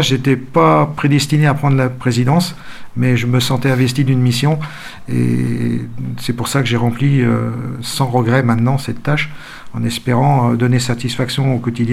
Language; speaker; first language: French; native; French